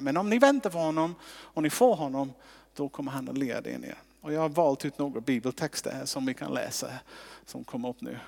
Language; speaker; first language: Swedish; non-native, fluent; English